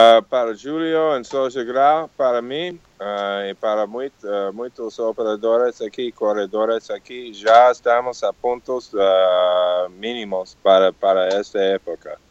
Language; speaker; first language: Portuguese; non-native, learner; English